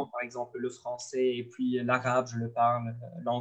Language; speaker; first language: French; non-native, local second language; Arabic